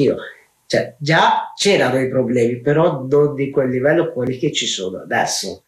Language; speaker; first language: Italian; non-native, fluent; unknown